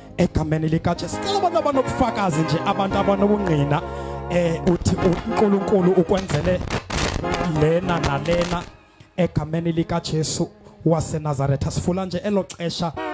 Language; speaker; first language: Zulu; non-native, local second language; Xhosa